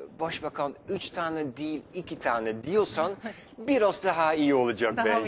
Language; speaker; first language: Turkish; non-native, fluent; Dutch